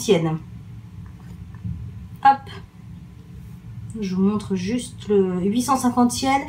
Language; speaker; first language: French; native; French